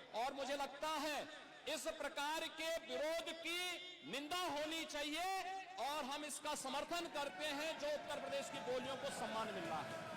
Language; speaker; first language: Hindi; native; Hindi